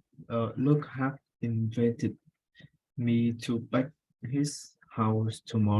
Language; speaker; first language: English; non-native, learner; Vietnamese